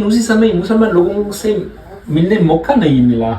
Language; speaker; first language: Hindi; non-native, learner; French